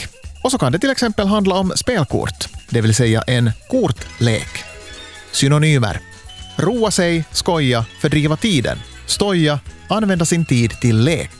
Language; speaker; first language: Swedish; native; Swedish